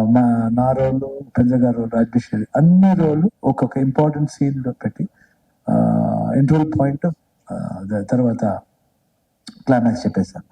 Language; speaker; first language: Telugu; non-native, learner; Kannada